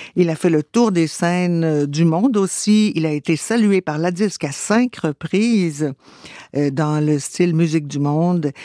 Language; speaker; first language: French; native; French